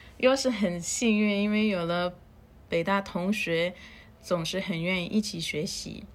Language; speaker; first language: Chinese; non-native, fluent; Spanish